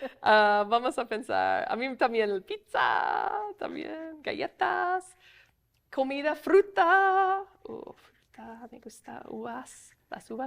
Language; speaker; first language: Spanish; non-native, fluent; English